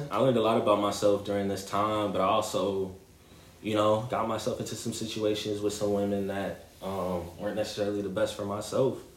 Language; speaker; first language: English; native; English